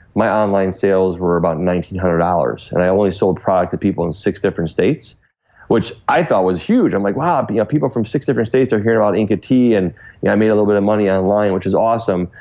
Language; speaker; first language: English; native; English